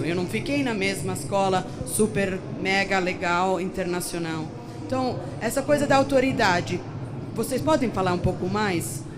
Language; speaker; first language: Portuguese; non-native, fluent; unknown